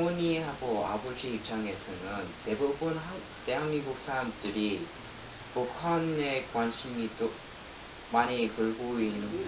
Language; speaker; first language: Korean; non-native, learner; English